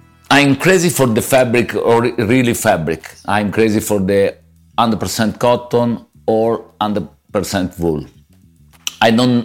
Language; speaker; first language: English; non-native, learner; Italian